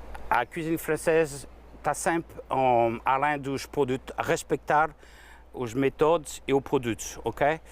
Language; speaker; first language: Portuguese; non-native, learner; French